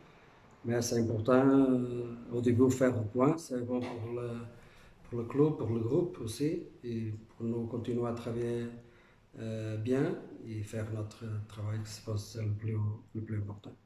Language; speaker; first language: French; non-native, fluent; Portuguese